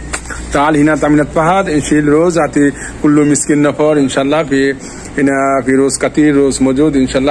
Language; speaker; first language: Arabic; non-native, learner; Bangla